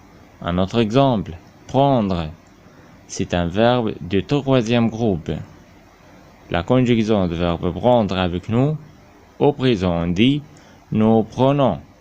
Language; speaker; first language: French; non-native, fluent; Arabic